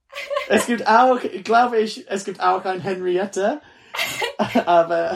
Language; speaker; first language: German; non-native, learner; English